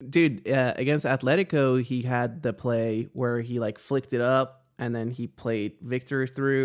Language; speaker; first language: English; native; English